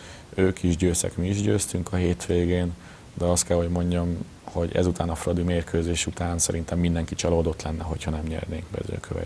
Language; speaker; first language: Hungarian; native; Hungarian